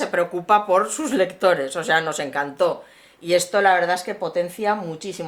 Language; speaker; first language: Spanish; native; Spanish